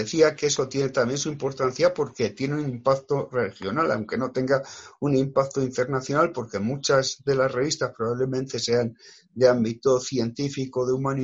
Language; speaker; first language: Spanish; native; Spanish